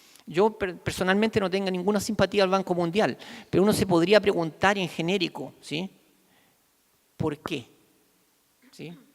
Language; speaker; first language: Spanish; native; Spanish